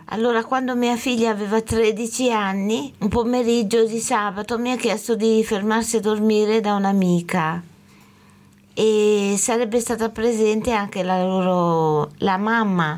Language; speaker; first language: Italian; native; Italian